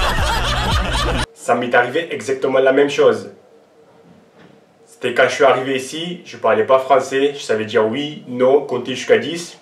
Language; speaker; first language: French; non-native, local second language; Armenian